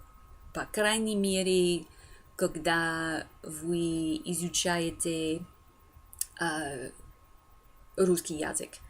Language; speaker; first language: Russian; non-native, learner; English